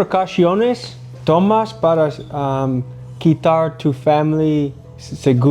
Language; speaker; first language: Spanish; non-native, learner; English